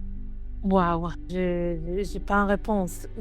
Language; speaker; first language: French; non-native, learner; Hebrew